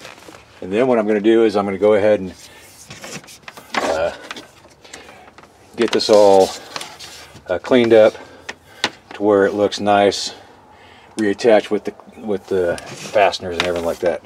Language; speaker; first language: English; native; English